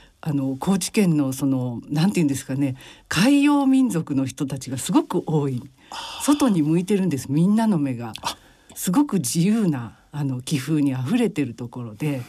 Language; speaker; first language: Japanese; native; Japanese